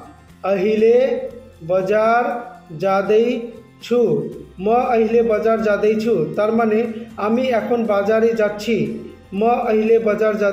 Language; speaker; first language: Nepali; non-native, learner; Bangla